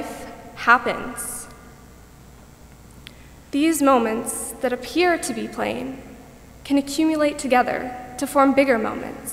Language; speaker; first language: English; native; English